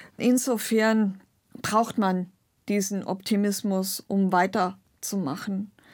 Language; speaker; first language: German; non-native, local second language; Romany